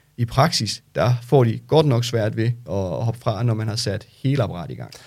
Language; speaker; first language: Danish; early bilingual, other home language; Turkish